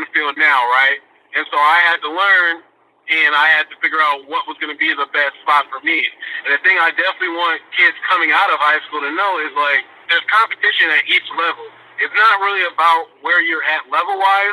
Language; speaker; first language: English; native; English